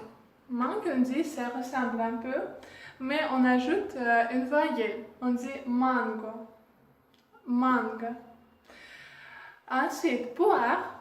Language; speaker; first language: French; non-native, fluent; Russian